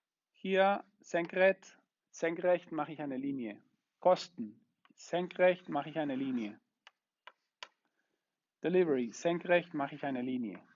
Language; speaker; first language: German; non-native, fluent; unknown